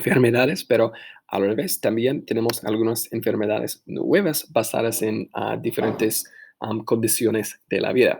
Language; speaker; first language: Spanish; non-native, fluent; English